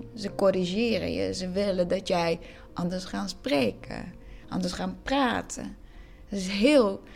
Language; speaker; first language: Dutch; non-native, fluent; Croatian